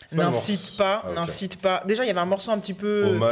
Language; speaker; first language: French; native; French